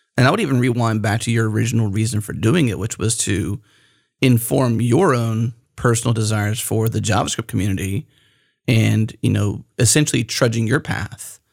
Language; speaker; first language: English; native; English